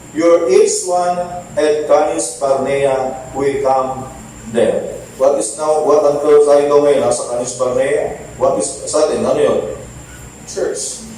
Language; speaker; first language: English; non-native, local second language; Filipino